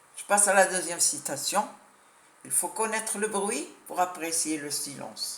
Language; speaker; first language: French; non-native, local second language; Arabic